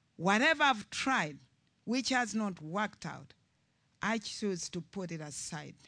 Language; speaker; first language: English; non-native, local second language; Ganda